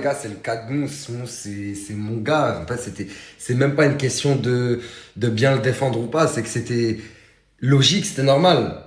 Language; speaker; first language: French; native; French